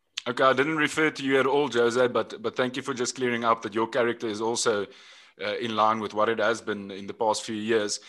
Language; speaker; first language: English; non-native, local second language; Afrikaans